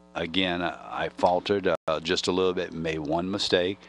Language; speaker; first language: English; native; English